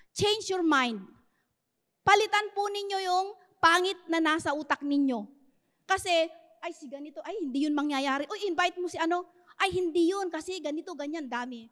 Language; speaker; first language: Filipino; native; Filipino